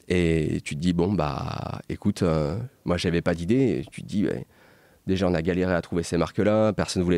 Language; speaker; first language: French; native; French